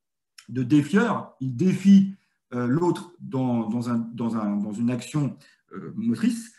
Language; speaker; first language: French; native; French